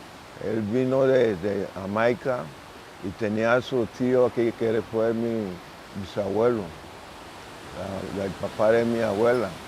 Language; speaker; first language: Spanish; non-native, local second language; English